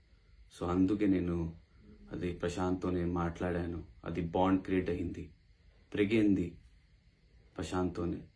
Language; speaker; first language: Telugu; non-native, learner; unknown